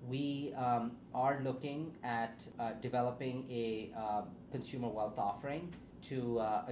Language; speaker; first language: English; non-native, local second language; Urdu